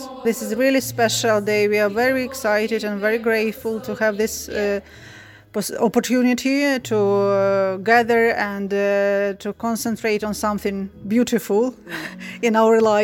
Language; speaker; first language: English; non-native, fluent; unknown